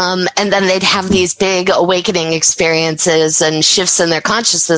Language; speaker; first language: English; native; English